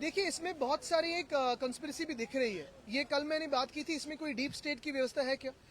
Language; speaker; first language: Hindi; non-native, local second language; Marathi